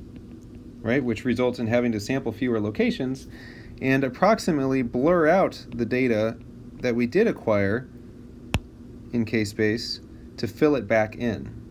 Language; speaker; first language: English; native; English